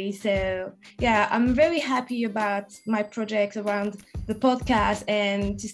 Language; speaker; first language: English; non-native, fluent; French